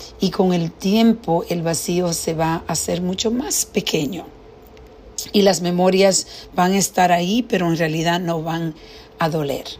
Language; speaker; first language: Spanish; early bilingual, heritage; Spanish